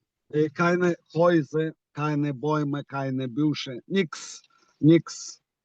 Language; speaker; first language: German; non-native, fluent; Ukrainian